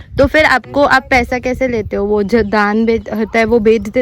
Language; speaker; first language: Hindi; native; Hindi